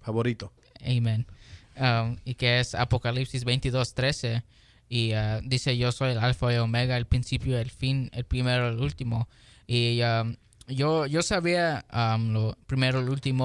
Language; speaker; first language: Spanish; early bilingual, heritage; Spanish